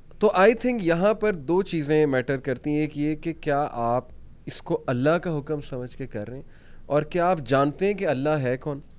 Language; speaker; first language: Urdu; native; Urdu